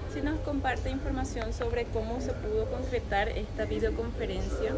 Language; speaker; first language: Spanish; native; Spanish